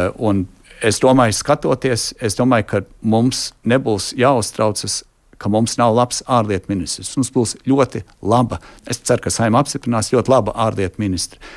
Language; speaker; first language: Latvian; early bilingual, heritage; Latvian